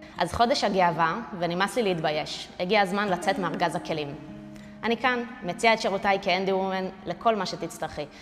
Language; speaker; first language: Hebrew; early bilingual, other home language; Russian